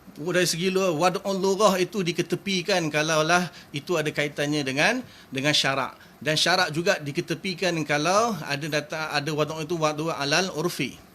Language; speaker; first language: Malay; native; Malay